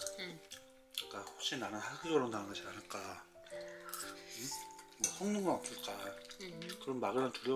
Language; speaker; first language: Korean; native; Korean